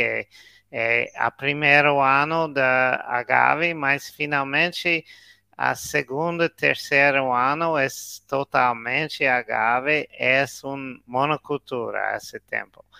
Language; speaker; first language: Portuguese; non-native, learner; English